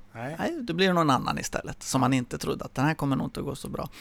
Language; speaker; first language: Swedish; early bilingual, other home language; Spanish